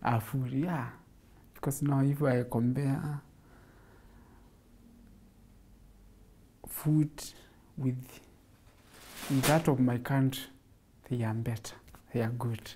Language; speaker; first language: English; non-native, local second language; Kamba